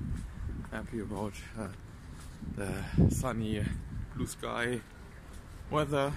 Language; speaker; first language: English; non-native, fluent; German